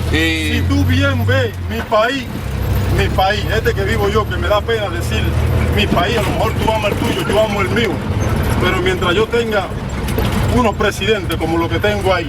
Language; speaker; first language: Spanish; native; Spanish